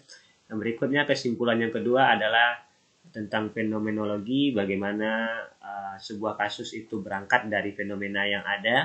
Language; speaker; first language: Indonesian; native; Indonesian